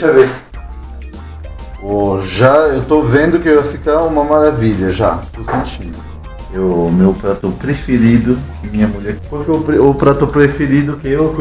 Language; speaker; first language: Portuguese; non-native, fluent; French